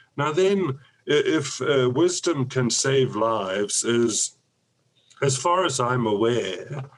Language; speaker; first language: English; native; English